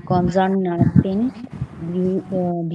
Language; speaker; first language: German; non-native, learner; Hindi